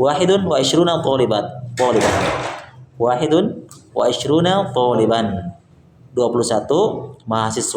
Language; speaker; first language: Arabic; non-native, fluent; Indonesian